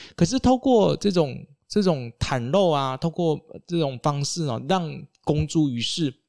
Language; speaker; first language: Chinese; native; Chinese